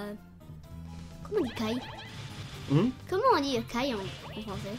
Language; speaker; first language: French; non-native, learner; Japanese